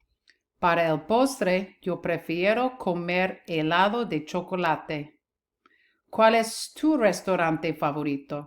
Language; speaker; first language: Spanish; non-native, fluent; English